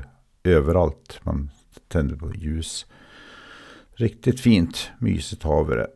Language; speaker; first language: Swedish; native; Swedish